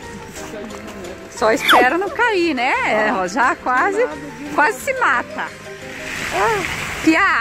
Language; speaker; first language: Portuguese; native; Portuguese